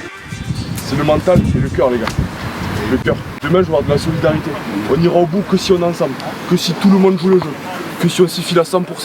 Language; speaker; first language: French; native; French